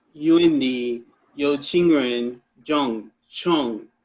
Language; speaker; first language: Chinese; non-native, learner; English